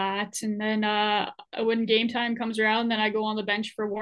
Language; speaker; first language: English; native; English